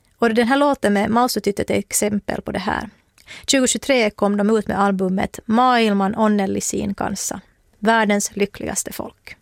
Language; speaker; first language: Swedish; native; Swedish